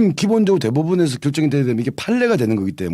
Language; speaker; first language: Korean; native; Korean